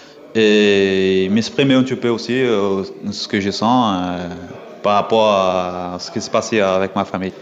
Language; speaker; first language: French; non-native, learner; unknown